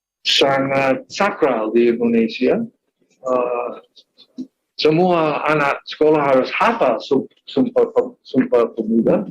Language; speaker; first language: Indonesian; non-native, fluent; English